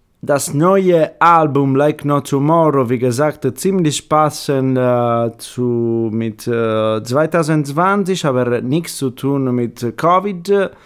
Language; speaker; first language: German; non-native, fluent; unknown